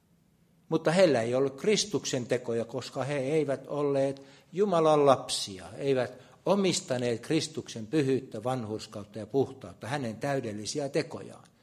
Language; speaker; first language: Finnish; native; Finnish